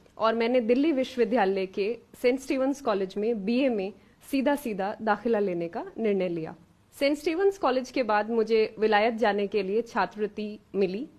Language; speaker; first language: Hindi; native; Hindi